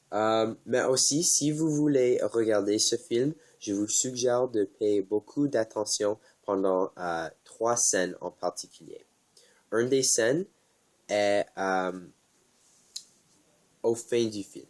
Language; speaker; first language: French; non-native, learner; English